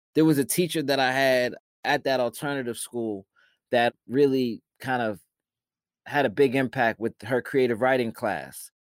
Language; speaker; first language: English; early bilingual, other home language; Shona